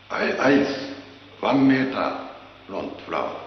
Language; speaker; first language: English; non-native, learner; Japanese